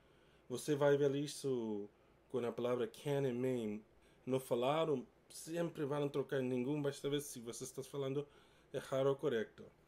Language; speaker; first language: Portuguese; non-native, learner; English